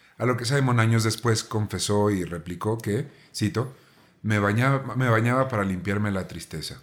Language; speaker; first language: Spanish; native; Spanish